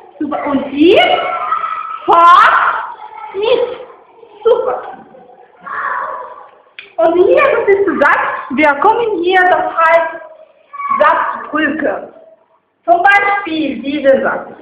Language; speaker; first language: German; non-native, learner; Arabic